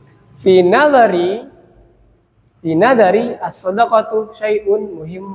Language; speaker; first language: Arabic; non-native, learner; Indonesian